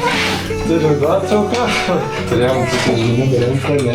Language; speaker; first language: Lithuanian; native; Lithuanian